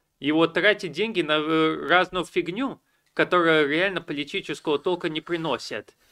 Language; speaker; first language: Russian; early bilingual, heritage; Russian